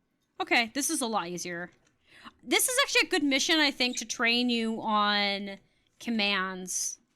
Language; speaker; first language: English; native; English